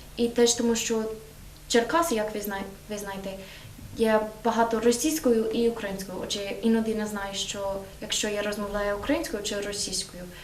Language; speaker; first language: Ukrainian; non-native, learner; English